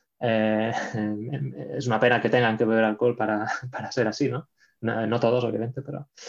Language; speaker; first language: Spanish; non-native, local second language; Catalan